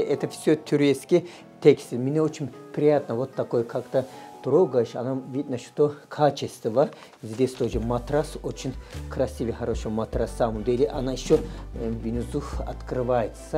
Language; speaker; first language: Russian; non-native, fluent; Turkish